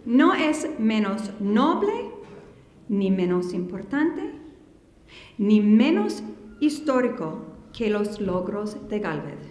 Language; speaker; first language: Spanish; non-native, fluent; English